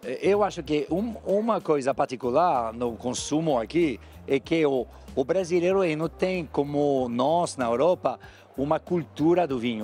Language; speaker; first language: Portuguese; non-native, fluent; French